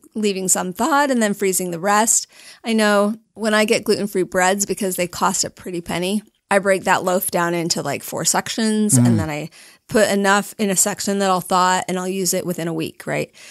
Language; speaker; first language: English; native; English